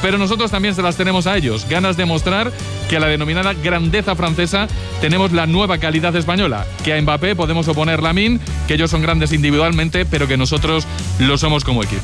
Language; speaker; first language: Spanish; native; Spanish